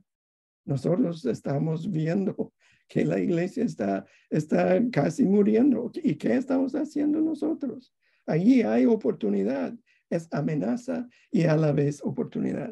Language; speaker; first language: Spanish; non-native, fluent; English